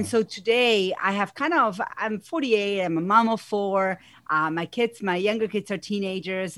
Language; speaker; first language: English; non-native, fluent; Spanish